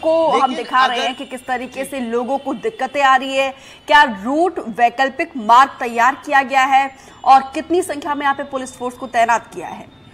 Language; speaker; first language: Hindi; native; Hindi